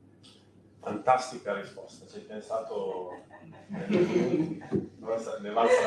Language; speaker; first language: Italian; native; Italian